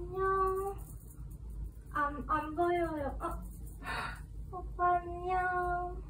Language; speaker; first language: Korean; non-native, fluent; Cantonese